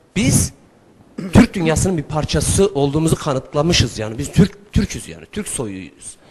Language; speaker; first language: Turkish; early bilingual, heritage; Turkish